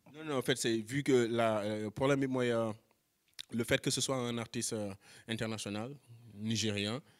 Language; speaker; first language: French; non-native, local second language; Wolof